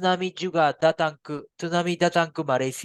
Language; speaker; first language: Indonesian; non-native, learner; Japanese